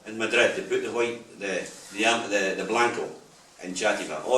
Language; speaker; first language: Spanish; non-native, learner; English